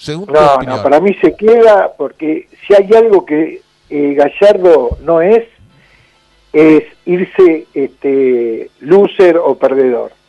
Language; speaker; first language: Spanish; native; Spanish